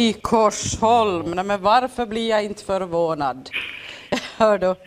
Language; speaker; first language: Swedish; native; Swedish